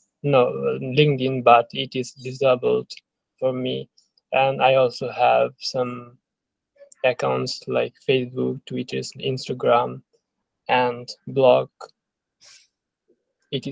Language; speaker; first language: English; non-native, learner; Bangla